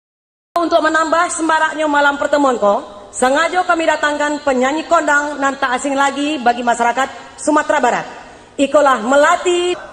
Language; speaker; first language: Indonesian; non-native, local second language; Minangkabau